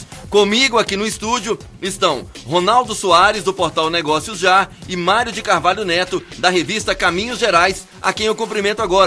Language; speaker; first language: Portuguese; native; Portuguese